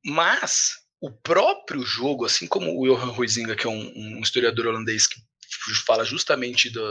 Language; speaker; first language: Portuguese; native; Portuguese